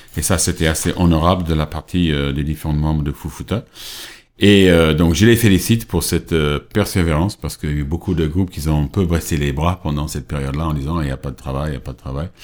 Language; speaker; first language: French; non-native, fluent; English